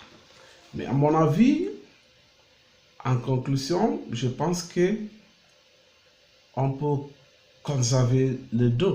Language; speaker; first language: French; non-native, learner; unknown